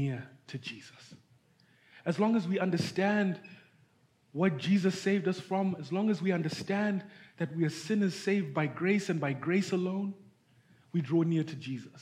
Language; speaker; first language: English; non-native, local second language; Shona